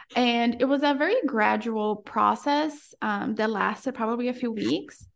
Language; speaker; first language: English; non-native, fluent; Portuguese